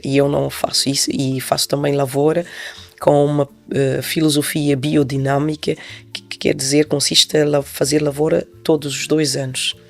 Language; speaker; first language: Portuguese; non-native, local second language; Upper Guinea Crioulo